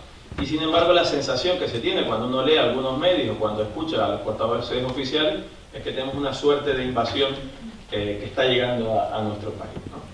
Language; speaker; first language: Spanish; native; Spanish